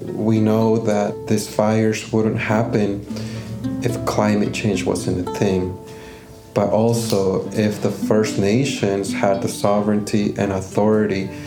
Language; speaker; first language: English; early bilingual, other home language; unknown